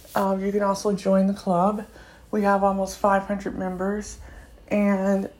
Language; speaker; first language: English; native; English